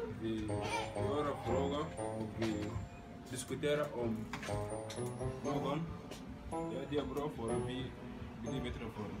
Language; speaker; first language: Swedish; non-native, learner; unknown